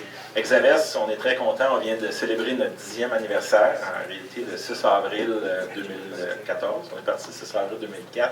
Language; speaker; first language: French; native; French